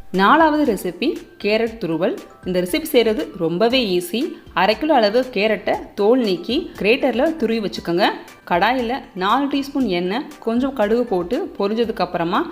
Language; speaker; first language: Tamil; native; Tamil